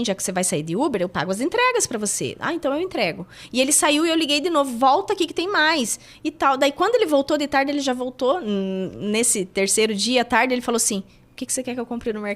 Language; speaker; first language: Portuguese; native; Portuguese